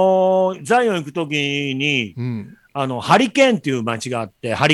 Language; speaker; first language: Japanese; native; Japanese